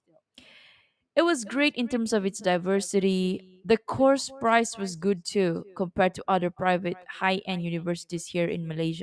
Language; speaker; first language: English; non-native, local second language; Malay